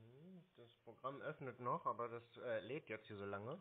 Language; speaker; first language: German; native; German